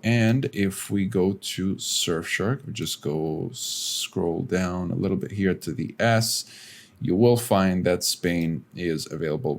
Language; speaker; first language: English; native; English